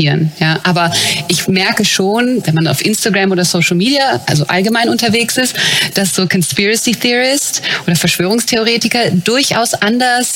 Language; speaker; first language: German; native; German